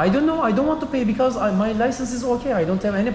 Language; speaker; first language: English; non-native, learner; Turkish